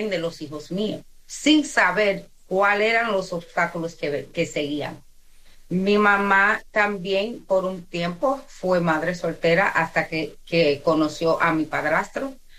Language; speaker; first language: Spanish; early bilingual, heritage; Spanish